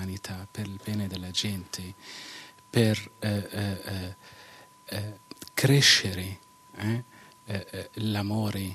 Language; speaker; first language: Italian; non-native, fluent; Arabic